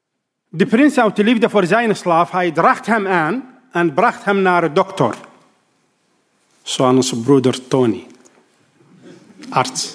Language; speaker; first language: Dutch; non-native, learner; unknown